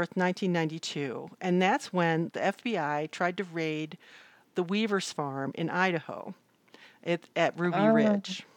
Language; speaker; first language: English; native; English